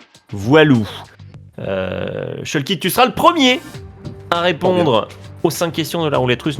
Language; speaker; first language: French; native; French